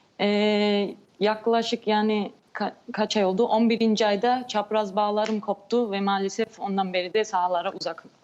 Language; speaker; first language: Turkish; early bilingual, heritage; Turkish